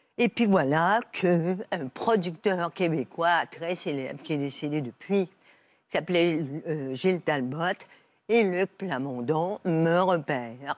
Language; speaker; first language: French; native; French